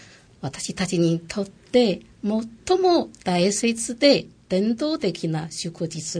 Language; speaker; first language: Japanese; non-native, local second language; Chinese